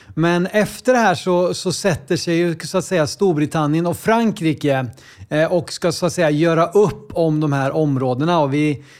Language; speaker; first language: Swedish; native; Swedish